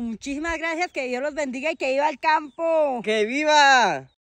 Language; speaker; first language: Spanish; native; Spanish